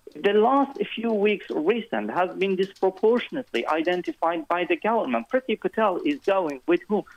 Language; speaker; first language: English; non-native, fluent; Kurdish